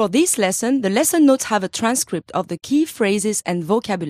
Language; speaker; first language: English; non-native, fluent; French